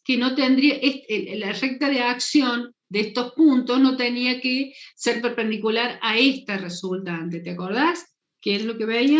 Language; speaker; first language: Spanish; native; Spanish